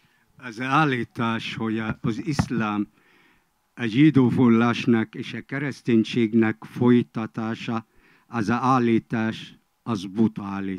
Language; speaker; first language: Hungarian; non-native, fluent; Arabic